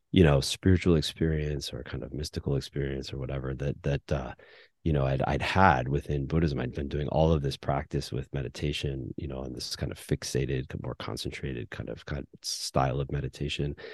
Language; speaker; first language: English; native; English